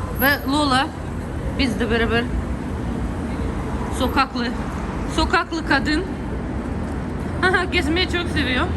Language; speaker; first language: Turkish; non-native, learner; Russian